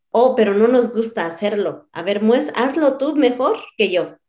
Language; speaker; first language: Spanish; non-native, local second language; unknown